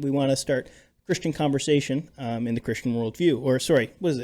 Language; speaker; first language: English; native; English